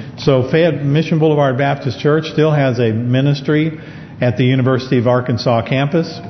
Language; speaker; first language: English; native; English